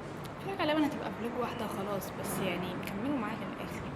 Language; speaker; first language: Arabic; native; Arabic